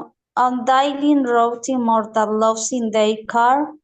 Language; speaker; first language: English; non-native, learner; Spanish